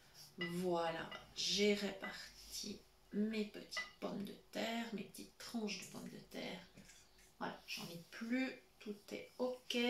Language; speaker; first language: French; native; French